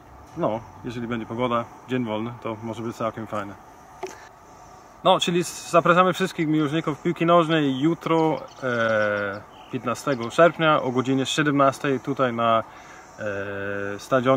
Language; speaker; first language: Polish; non-native, fluent; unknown